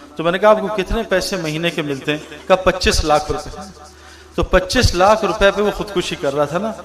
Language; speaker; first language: Urdu; native; Urdu